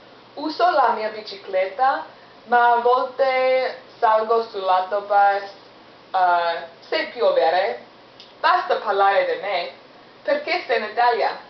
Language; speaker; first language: Italian; non-native, learner; English